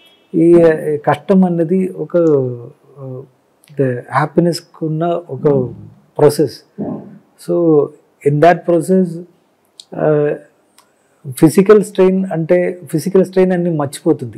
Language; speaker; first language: Telugu; non-native, learner; Malayalam